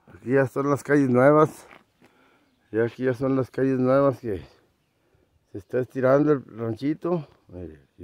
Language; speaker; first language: Spanish; native; Spanish